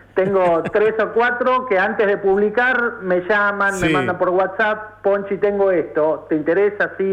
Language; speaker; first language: Spanish; native; Spanish